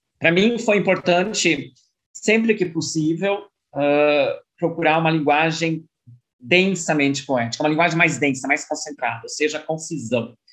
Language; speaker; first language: Portuguese; early bilingual, other home language; German